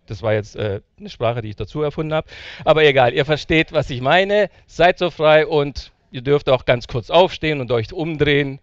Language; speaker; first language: German; native; German